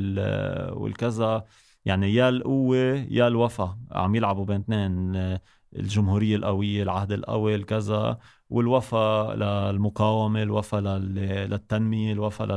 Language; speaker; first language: Arabic; native; Arabic